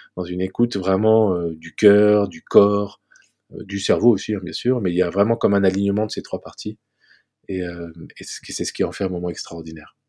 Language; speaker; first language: French; native; French